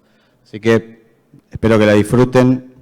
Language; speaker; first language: Spanish; native; Spanish